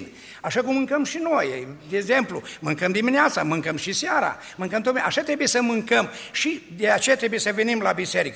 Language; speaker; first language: Romanian; native; Romanian